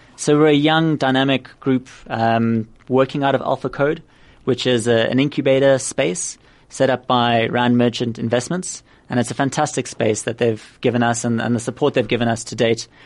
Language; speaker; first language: English; native; English